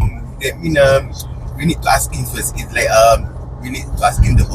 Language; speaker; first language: English; non-native, learner; Malay